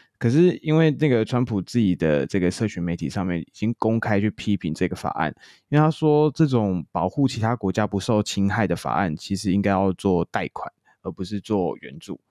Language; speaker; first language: Chinese; native; Chinese